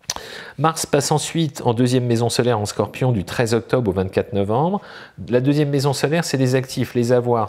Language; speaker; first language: French; native; French